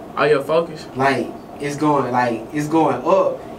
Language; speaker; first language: English; native; English